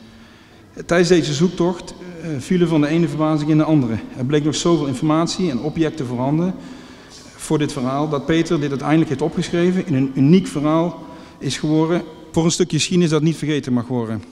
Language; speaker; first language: Dutch; native; Dutch